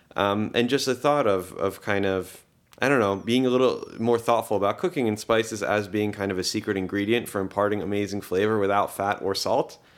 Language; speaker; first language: English; early bilingual, other home language; Hebrew